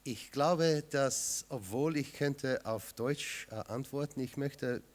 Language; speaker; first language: German; non-native, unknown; English